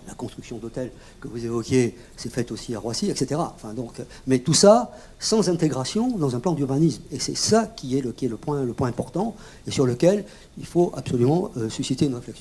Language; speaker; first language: French; native; French